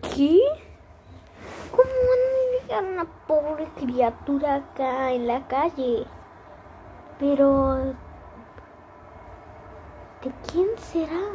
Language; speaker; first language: Spanish; native; Spanish